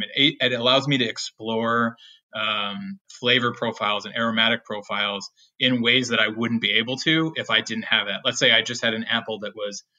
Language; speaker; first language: English; native; English